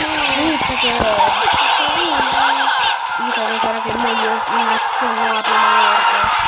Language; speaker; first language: Italian; native; Italian